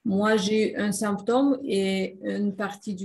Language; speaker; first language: French; non-native, fluent; Russian